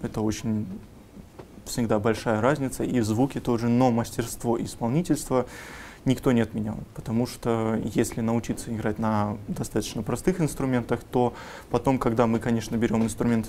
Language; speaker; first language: Russian; native; Russian